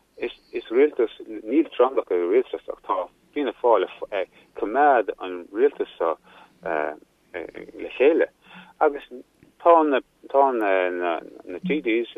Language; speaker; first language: Irish; non-native, local second language; English